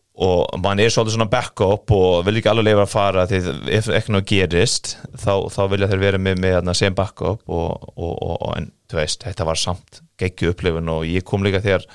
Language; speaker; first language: Icelandic; non-native, fluent; Faroese